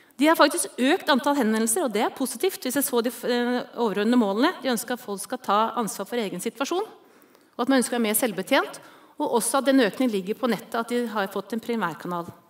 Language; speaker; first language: Norwegian; native; Norwegian